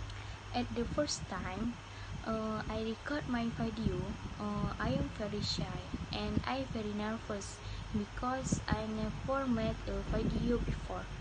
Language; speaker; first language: English; non-native, learner; Indonesian